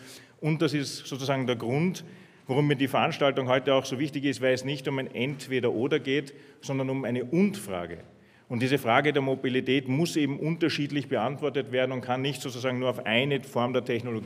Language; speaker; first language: German; native; German